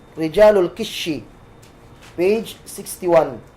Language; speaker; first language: Arabic; non-native, fluent; Cebuano